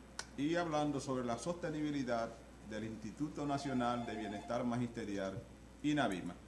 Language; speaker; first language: Spanish; native; Spanish